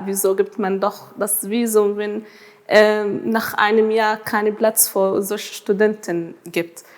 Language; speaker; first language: German; non-native, fluent; Arabic